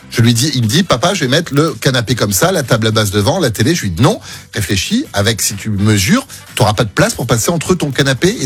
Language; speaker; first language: French; native; French